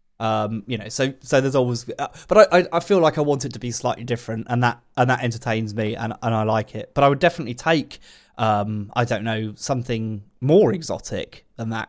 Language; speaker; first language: English; native; English